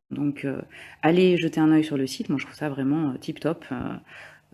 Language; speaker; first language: French; native; French